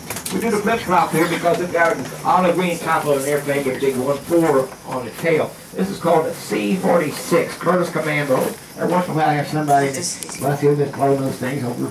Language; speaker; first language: English; native; English